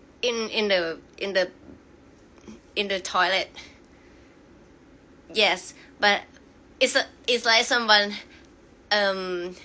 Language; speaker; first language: English; non-native, learner; Thai